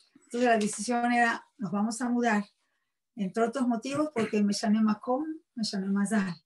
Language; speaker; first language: Spanish; native; Spanish